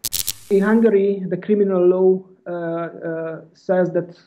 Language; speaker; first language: English; non-native, fluent; Hungarian